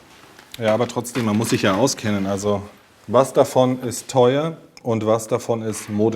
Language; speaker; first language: German; native; German